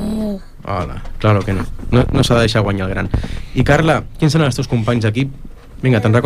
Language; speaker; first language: Catalan; native; Catalan